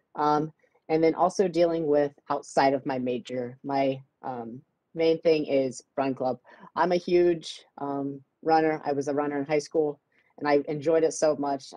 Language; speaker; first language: English; native; English